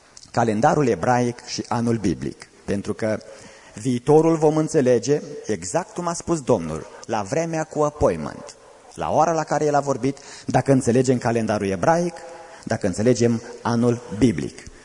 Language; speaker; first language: Romanian; native; Romanian